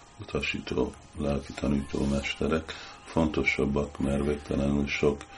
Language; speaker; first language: Hungarian; early bilingual, heritage; Hungarian